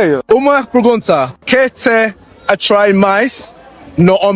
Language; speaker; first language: Portuguese; non-native, learner; Spanish